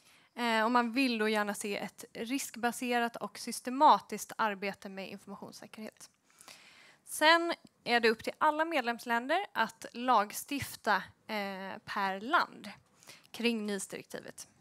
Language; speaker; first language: Swedish; native; Swedish